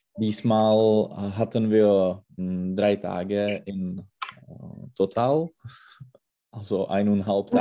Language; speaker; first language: German; non-native, learner; Czech